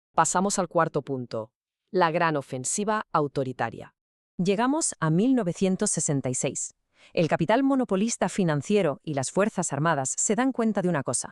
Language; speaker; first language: Spanish; native; Spanish